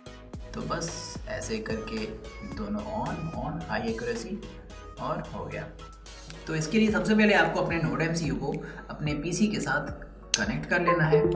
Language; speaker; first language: Hindi; native; Hindi